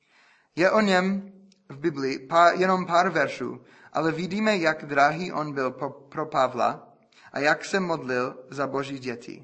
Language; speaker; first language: Czech; non-native, fluent; English